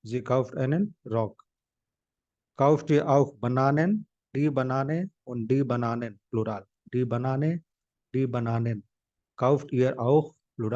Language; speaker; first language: German; non-native, fluent; Hindi